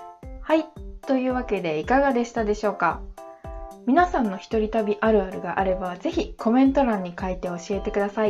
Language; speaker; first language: Japanese; native; Japanese